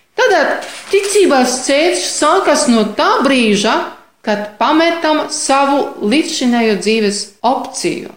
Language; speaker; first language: Latvian; non-native, fluent; Polish